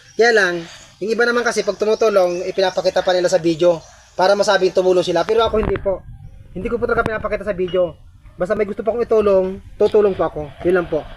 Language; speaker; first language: Filipino; non-native, local second language; Bikol